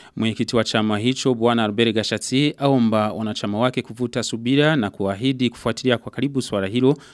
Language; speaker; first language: Swahili; non-native, local second language; Rundi